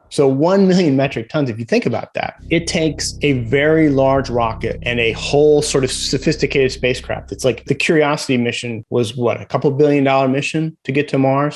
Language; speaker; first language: English; native; English